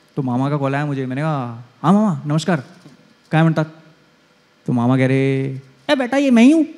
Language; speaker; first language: Hindi; native; Hindi